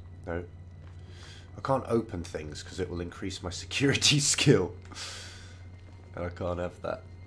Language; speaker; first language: English; native; English